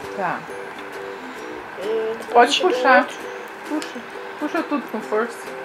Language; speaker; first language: Portuguese; native; Portuguese